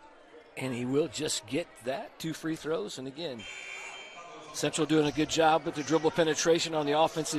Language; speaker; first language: English; native; English